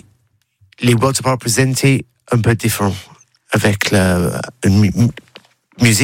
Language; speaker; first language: French; non-native, learner; English